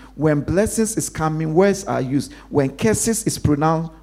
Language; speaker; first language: English; non-native, local second language; Akan